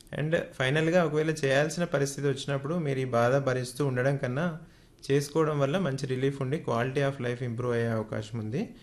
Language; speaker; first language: Telugu; native; Telugu